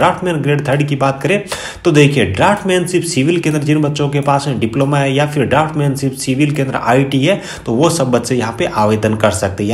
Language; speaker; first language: Hindi; native; Hindi